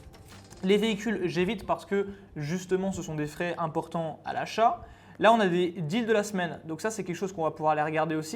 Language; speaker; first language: French; native; French